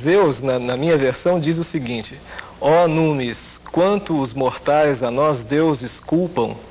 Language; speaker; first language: Portuguese; native; Portuguese